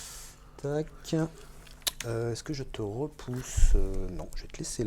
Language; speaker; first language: French; native; French